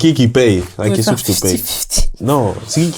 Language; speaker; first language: French; native; French